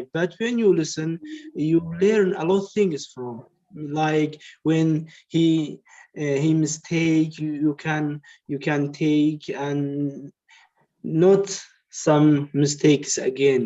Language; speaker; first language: English; non-native, learner; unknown